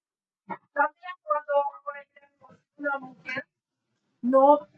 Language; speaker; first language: Spanish; non-native, learner; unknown